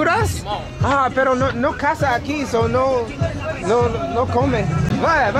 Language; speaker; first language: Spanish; non-native, learner; English